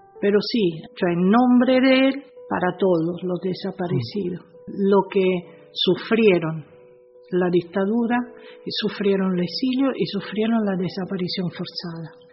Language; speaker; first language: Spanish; non-native, fluent; Italian